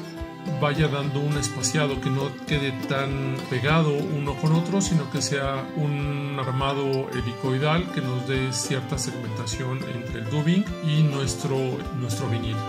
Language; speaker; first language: Spanish; native; Spanish